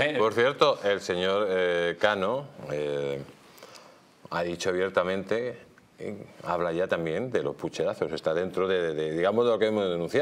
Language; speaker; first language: Spanish; native; Spanish